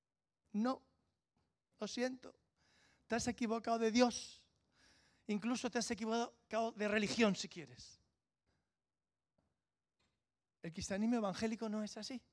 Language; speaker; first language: Spanish; native; Spanish